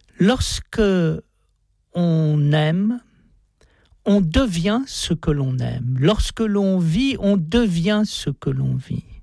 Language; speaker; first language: French; native; French